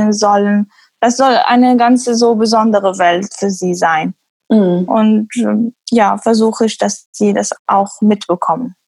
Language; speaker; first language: German; non-native, fluent; Arabic